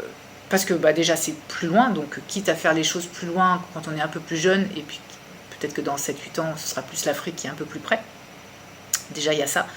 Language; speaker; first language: French; native; French